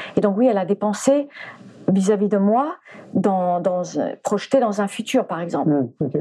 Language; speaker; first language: French; early bilingual, other home language; English